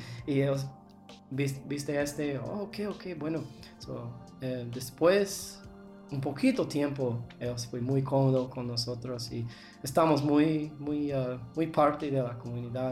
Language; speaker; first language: Spanish; non-native, learner; English